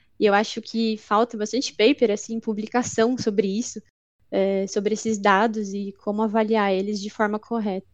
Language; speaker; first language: Portuguese; native; Portuguese